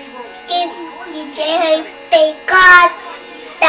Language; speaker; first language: Cantonese; early bilingual, heritage; Cantonese